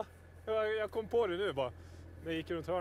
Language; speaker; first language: Swedish; native; Swedish